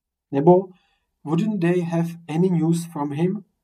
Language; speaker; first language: English; non-native, fluent; Czech